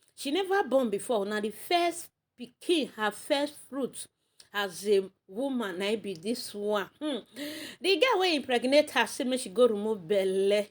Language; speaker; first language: Nigerian Pidgin; native; Nigerian Pidgin